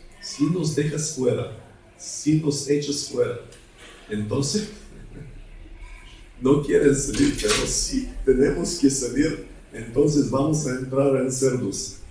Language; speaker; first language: Spanish; non-native, fluent; Bulgarian